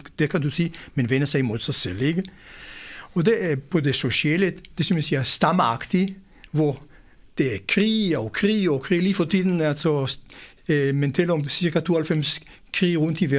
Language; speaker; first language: Danish; non-native, fluent; Hebrew